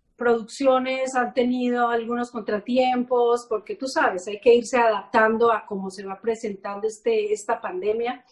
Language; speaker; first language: Spanish; native; Spanish